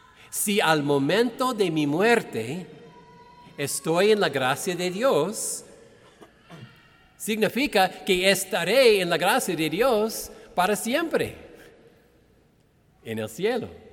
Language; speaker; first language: Spanish; non-native, fluent; English